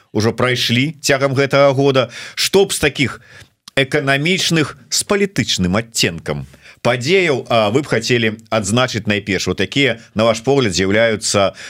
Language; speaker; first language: Belarusian; non-native, local second language; Russian